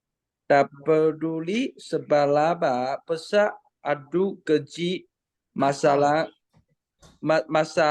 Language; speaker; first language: Indonesian; non-native, learner; Chinese